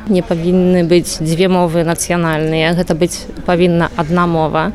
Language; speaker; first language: Belarusian; non-native, fluent; Polish